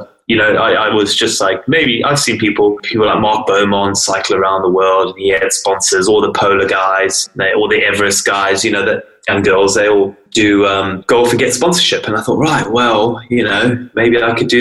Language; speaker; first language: English; native; English